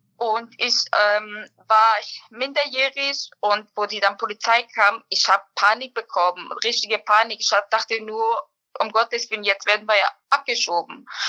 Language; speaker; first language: German; early bilingual, other home language; Bosnian